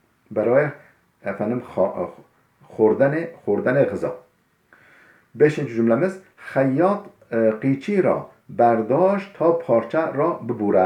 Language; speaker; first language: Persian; non-native, fluent; Turkish